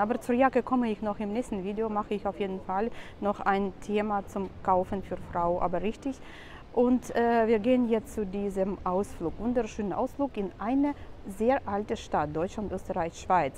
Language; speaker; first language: German; non-native, fluent; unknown